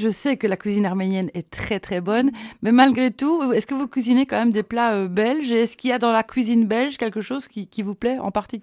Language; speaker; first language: French; native; French